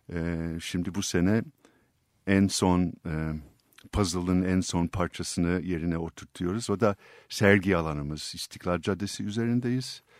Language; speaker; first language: Turkish; non-native, fluent; English